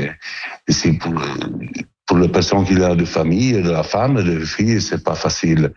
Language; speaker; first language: French; non-native, learner; Italian